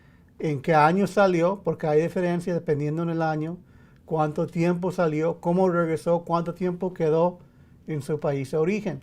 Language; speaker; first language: Spanish; early bilingual, heritage; English